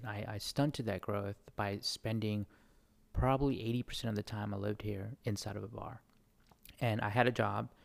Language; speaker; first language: English; native; English